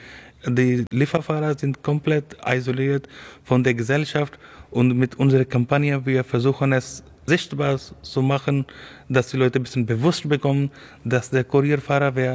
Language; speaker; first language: German; non-native, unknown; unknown